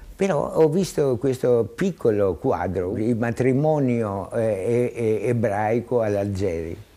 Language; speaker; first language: Italian; non-native, fluent; Greek